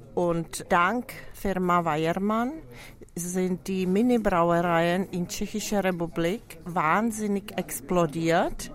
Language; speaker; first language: German; non-native, fluent; Czech